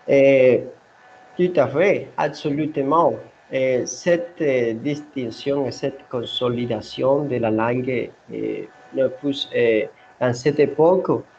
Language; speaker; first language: French; non-native, learner; Spanish